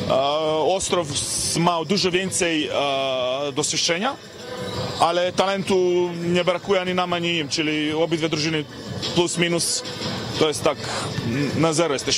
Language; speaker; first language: Polish; non-native, fluent; Serbian